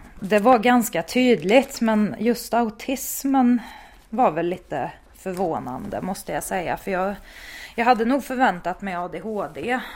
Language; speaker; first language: Swedish; native; Swedish